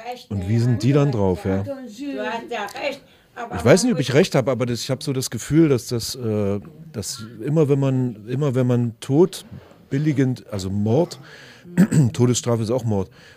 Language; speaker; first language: German; native; German